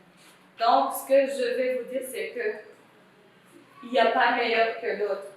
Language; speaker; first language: French; non-native, local second language; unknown